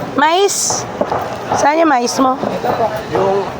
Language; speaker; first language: Filipino; non-native, local second language; Cebuano